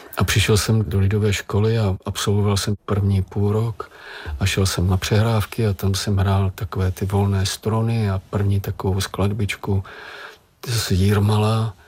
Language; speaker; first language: Czech; native; Czech